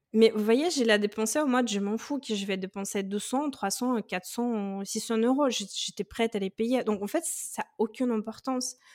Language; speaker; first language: French; non-native, fluent; Russian